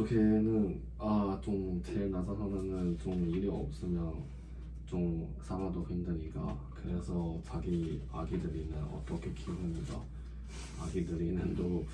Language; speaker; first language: Korean; non-native, learner; Chinese